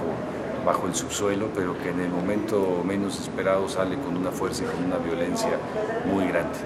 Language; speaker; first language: Spanish; native; Spanish